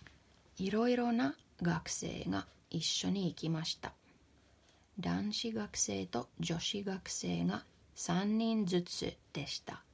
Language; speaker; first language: Japanese; non-native, fluent; Finnish